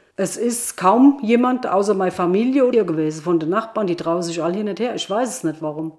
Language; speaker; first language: German; native; German